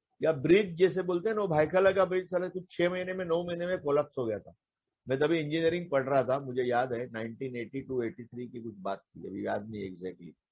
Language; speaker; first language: Hindi; non-native, local second language; Marathi